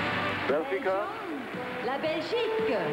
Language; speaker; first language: French; non-native, fluent; German